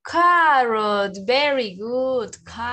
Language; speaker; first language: English; non-native, learner; Spanish